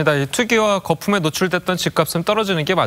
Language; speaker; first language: Korean; native; Korean